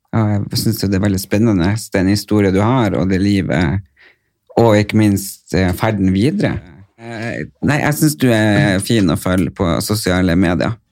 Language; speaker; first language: Norwegian; native; Norwegian